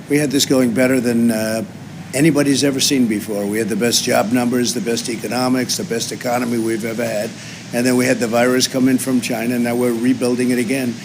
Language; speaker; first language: English; native; English